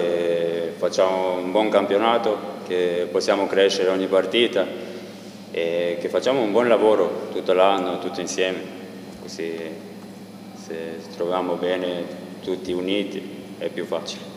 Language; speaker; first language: Italian; non-native, fluent; Croatian